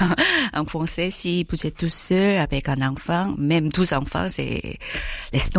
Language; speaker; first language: French; non-native, learner; Korean